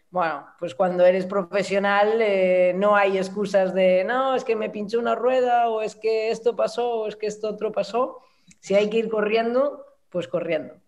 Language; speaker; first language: Spanish; native; Spanish